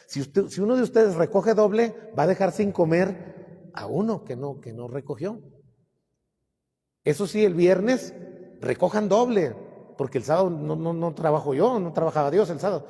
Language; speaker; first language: Spanish; native; Spanish